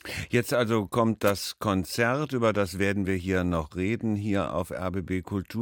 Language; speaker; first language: German; native; German